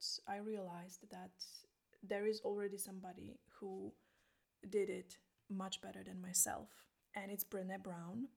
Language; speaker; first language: English; non-native, fluent; Polish